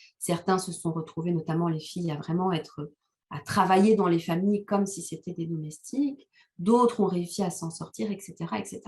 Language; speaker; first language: French; non-native, local second language; Kinyarwanda